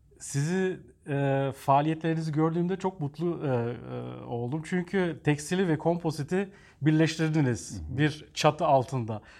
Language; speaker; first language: Turkish; early bilingual, heritage; Turkish